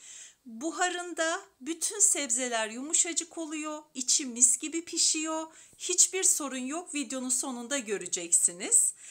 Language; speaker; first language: Turkish; native; Turkish